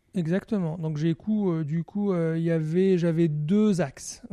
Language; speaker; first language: French; non-native, local second language; Arabic